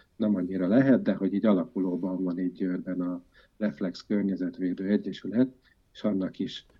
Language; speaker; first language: Hungarian; native; Hungarian